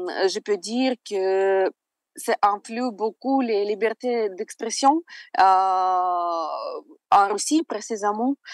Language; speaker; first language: French; non-native, fluent; Russian